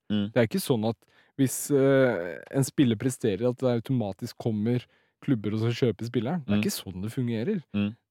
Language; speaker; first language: Norwegian; early bilingual, other home language; Riffian